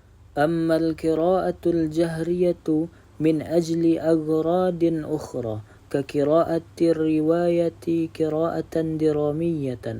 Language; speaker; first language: Arabic; non-native, learner; Indonesian